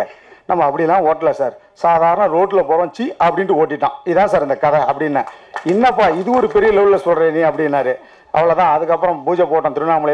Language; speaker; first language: Tamil; native; Tamil